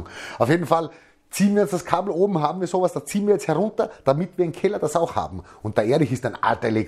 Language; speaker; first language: German; native; German